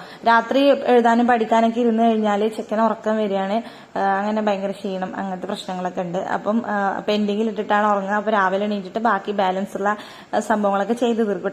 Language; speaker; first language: Malayalam; native; Malayalam